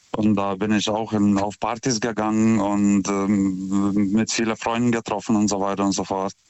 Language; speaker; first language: German; non-native, fluent; Lithuanian